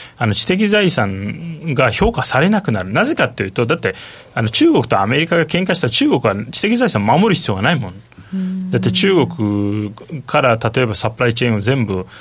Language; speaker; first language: Japanese; non-native, fluent; Turkish